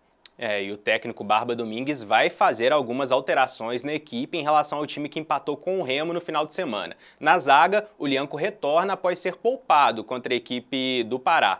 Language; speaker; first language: Portuguese; native; Portuguese